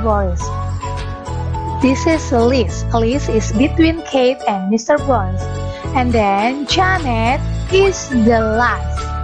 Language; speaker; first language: English; non-native, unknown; Indonesian